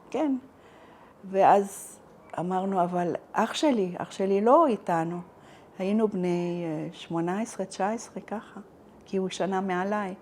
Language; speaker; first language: Hebrew; non-native, fluent; Arabic